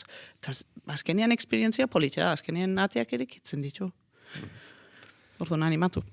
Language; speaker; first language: Basque; non-native, fluent; Danish